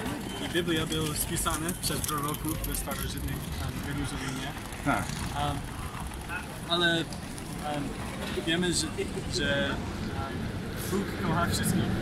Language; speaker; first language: Polish; non-native, learner; English